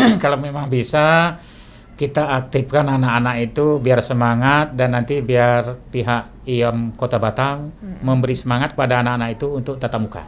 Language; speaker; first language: Indonesian; native; Indonesian